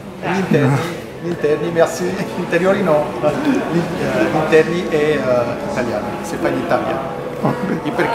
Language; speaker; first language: Italian; non-native, fluent; French